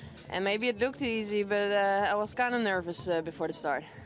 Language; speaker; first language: English; non-native, fluent; Dutch